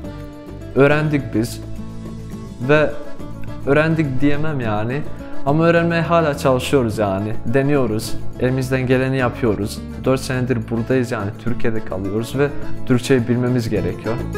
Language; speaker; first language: Turkish; non-native, fluent; Bosnian